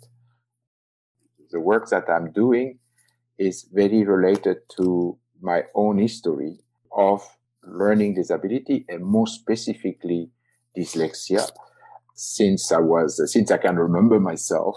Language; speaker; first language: English; non-native, fluent; French